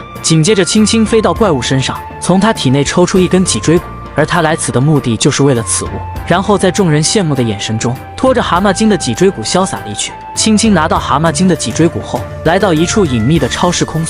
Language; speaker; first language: Chinese; native; Chinese